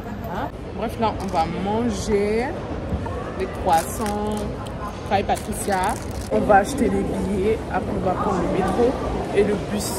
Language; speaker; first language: French; native; French